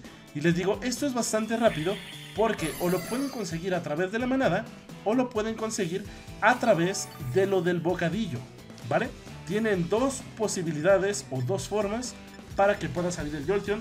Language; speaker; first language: Spanish; native; Spanish